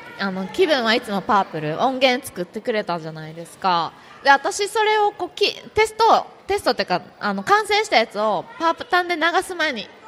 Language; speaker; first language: Japanese; native; Japanese